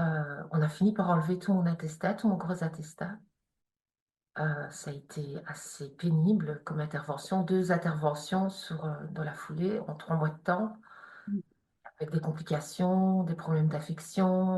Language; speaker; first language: French; native; French